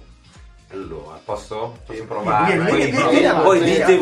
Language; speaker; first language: Italian; native; Italian